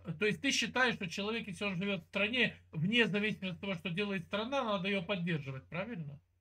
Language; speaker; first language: Russian; native; Russian